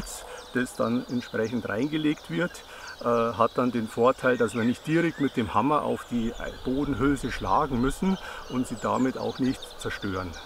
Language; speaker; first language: German; native; German